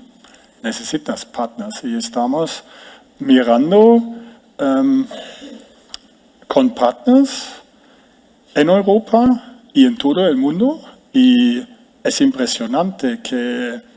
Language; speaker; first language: Spanish; non-native, fluent; German